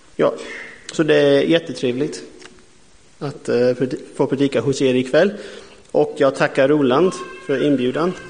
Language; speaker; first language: Swedish; non-native, fluent; English